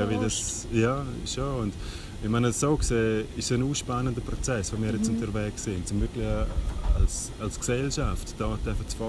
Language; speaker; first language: German; native; German